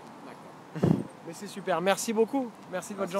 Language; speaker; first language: French; native; French